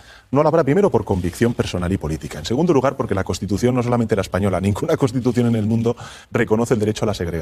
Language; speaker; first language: Spanish; native; Spanish